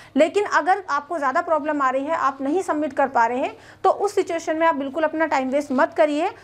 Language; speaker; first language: Hindi; native; Hindi